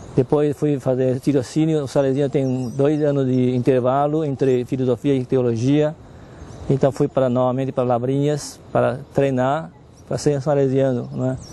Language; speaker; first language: Portuguese; non-native, fluent; Chinese